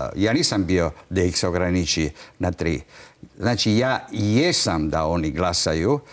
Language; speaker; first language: Croatian; non-native, local second language; Italian